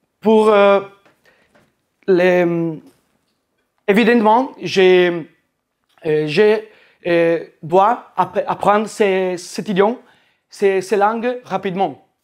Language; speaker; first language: French; non-native, learner; Italian